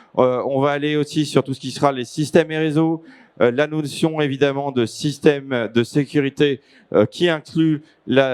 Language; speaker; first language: French; native; French